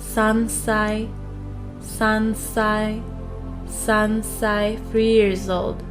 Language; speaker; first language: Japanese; non-native, fluent; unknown